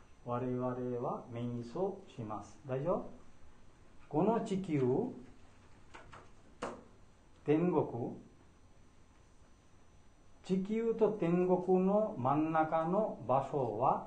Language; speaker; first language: Japanese; non-native, fluent; Bangla